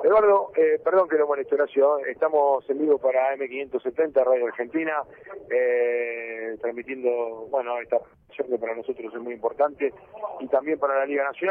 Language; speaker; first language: Spanish; native; Spanish